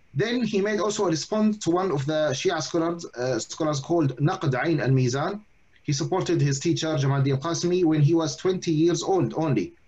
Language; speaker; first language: English; non-native, fluent; Arabic